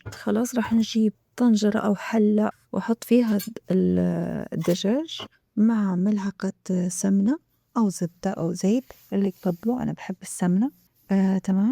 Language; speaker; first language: Arabic; native; Arabic